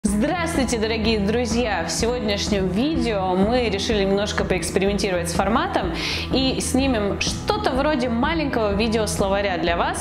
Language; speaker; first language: Russian; native; Russian